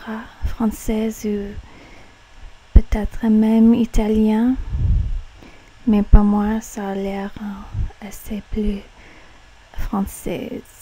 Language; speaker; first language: French; non-native, learner; English